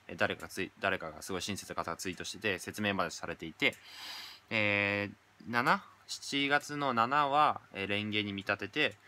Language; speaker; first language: Japanese; native; Japanese